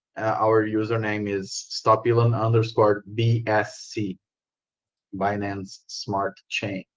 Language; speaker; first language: English; non-native, fluent; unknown